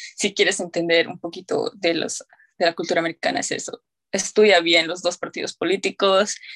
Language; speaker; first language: Spanish; native; Spanish